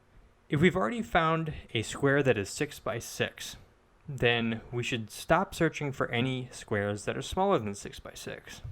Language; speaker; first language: English; native; English